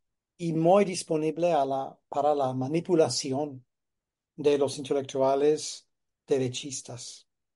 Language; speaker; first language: Spanish; non-native, fluent; English